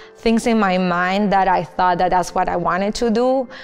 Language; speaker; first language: English; non-native, fluent; Spanish